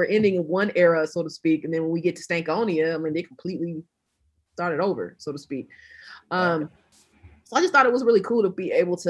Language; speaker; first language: English; native; English